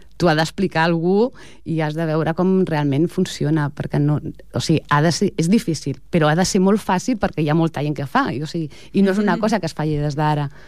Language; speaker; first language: Catalan; native; Catalan